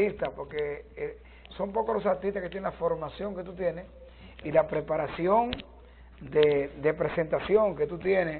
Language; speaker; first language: Spanish; native; Spanish